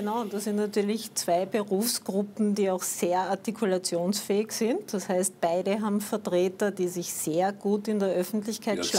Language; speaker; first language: German; native; German